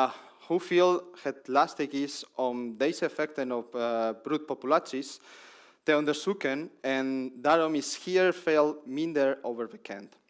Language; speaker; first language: Dutch; non-native, learner; Spanish